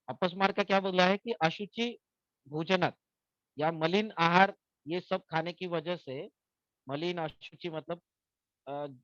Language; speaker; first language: Hindi; non-native, local second language; Marathi